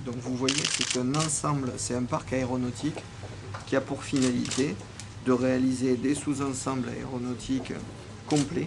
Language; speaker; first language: French; native; French